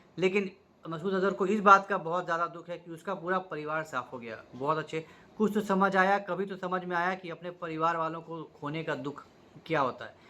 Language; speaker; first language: Hindi; native; Hindi